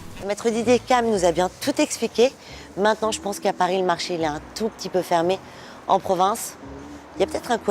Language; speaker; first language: French; native; French